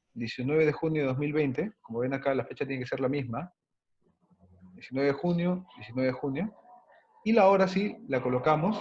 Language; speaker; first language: Spanish; native; Spanish